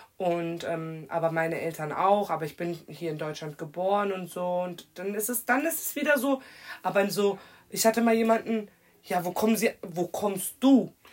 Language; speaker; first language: German; native; German